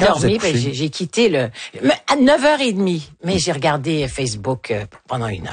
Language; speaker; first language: French; native; French